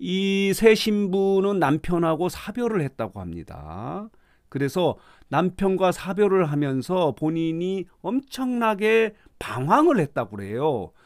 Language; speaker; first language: Korean; native; Korean